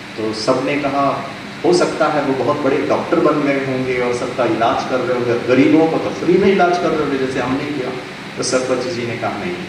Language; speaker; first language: Hindi; non-native, local second language; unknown